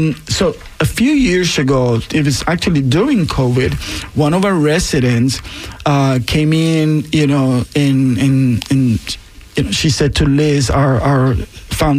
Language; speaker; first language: English; non-native, fluent; Spanish